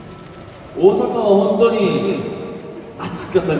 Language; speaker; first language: Japanese; non-native, learner; Korean